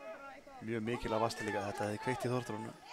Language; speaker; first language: Icelandic; native; Icelandic